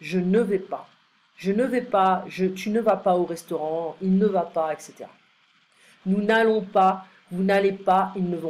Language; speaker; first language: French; non-native, fluent; English